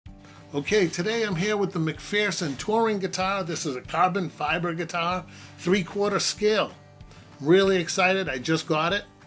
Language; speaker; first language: English; native; English